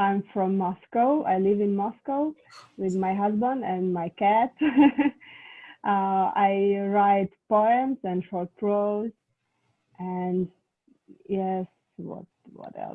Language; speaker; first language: English; non-native, fluent; Russian